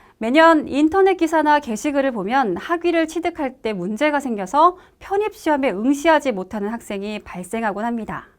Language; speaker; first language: Korean; native; Korean